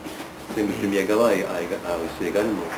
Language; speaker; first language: French; non-native, fluent; Japanese